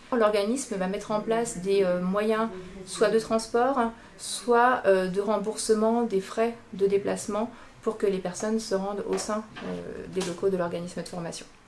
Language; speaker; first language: French; native; French